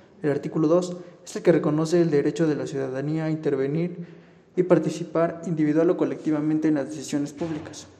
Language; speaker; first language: Spanish; native; Spanish